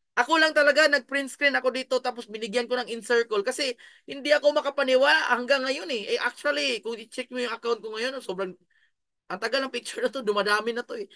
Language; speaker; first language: Filipino; non-native, local second language; Cebuano